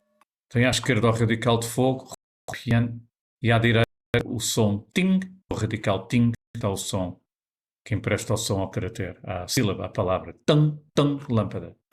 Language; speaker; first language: Portuguese; native; Portuguese